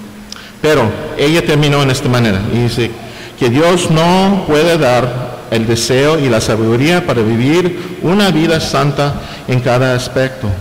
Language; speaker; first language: Spanish; non-native, fluent; English